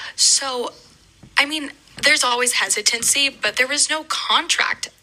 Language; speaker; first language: English; native; English